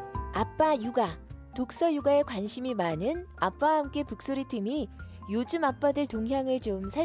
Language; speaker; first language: Korean; native; Korean